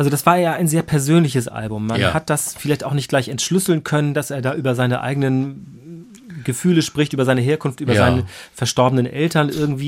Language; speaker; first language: German; native; German